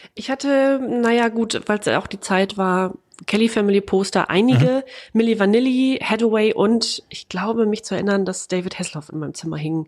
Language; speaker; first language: German; native; German